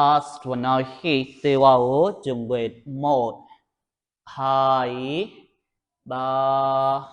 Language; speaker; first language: Vietnamese; non-native, learner; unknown